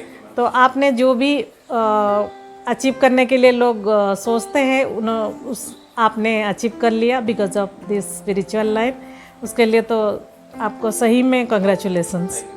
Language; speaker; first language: Hindi; non-native, local second language; Odia